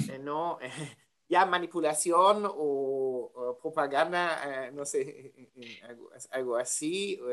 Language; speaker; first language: Spanish; non-native, learner; German